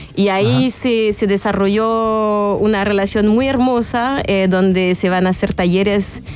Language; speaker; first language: Spanish; non-native, fluent; French